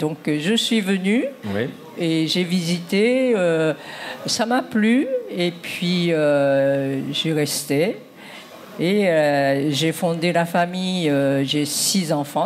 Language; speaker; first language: French; non-native, fluent; Japanese